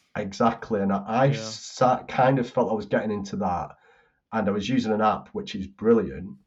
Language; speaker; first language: English; native; English